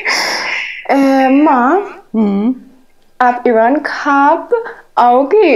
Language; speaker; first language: Hindi; non-native, learner; Persian